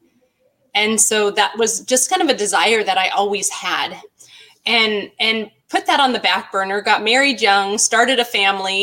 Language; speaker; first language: English; native; English